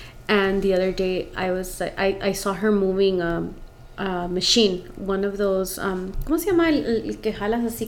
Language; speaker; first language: Spanish; early bilingual, heritage; Spanish